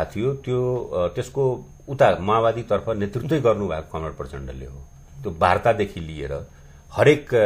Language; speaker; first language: Nepali; non-native, local second language; Bhojpuri